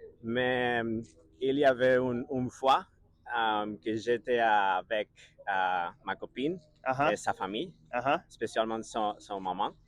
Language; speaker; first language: French; non-native, learner; Catalan